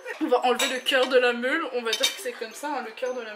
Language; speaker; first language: French; native; French